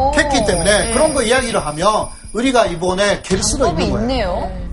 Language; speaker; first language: Korean; non-native, fluent; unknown